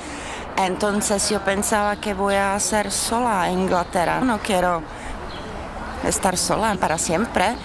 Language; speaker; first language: Spanish; non-native, fluent; Czech